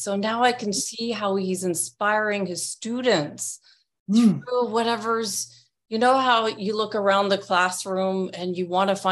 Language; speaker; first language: English; native; English